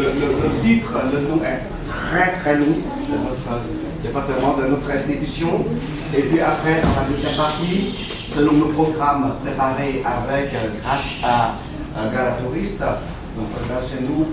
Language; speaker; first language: French; non-native, fluent; Vietnamese